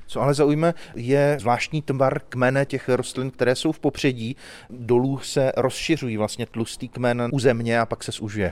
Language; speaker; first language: Czech; native; Czech